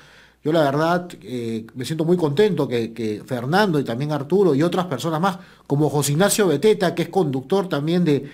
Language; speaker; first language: Spanish; native; Spanish